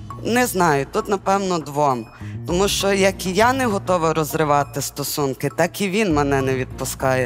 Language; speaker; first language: Ukrainian; native; Ukrainian